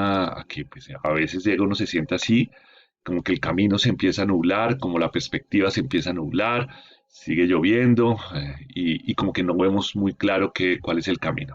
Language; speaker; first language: Spanish; native; Spanish